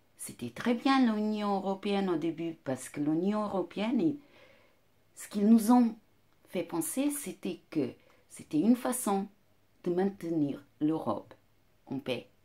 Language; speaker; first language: French; non-native, fluent; Portuguese